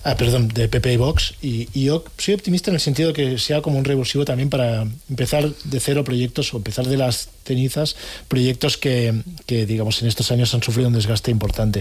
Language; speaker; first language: Spanish; native; Spanish